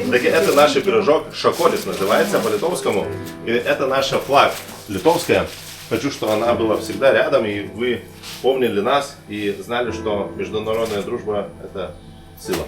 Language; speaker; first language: Russian; non-native, learner; Lithuanian